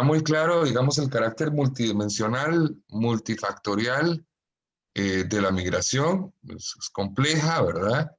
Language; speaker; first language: Spanish; native; Spanish